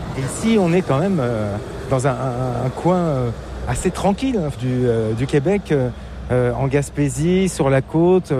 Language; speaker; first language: French; native; French